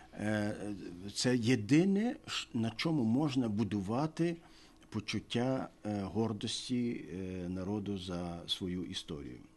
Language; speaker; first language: Ukrainian; native; Ukrainian